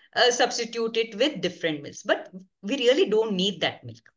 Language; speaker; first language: English; non-native, local second language; Konkani